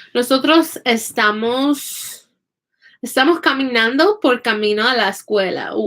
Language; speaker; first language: Spanish; non-native, fluent; English